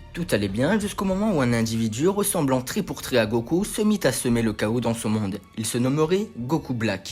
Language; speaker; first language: French; native; French